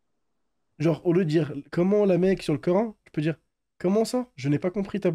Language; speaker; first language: French; native; French